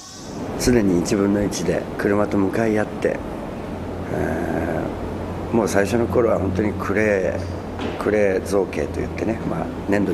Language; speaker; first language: Japanese; native; Japanese